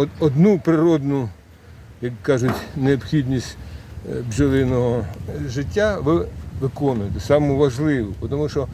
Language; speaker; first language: Ukrainian; native; Ukrainian